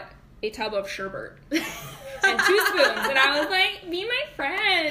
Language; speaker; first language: English; native; English